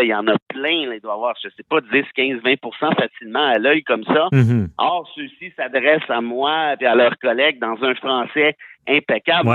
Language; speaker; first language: French; native; French